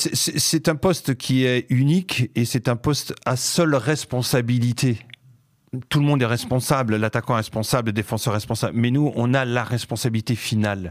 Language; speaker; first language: French; native; French